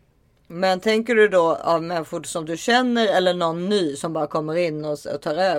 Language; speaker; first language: Swedish; native; Swedish